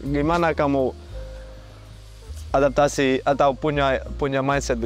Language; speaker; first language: Indonesian; non-native, fluent; Dutch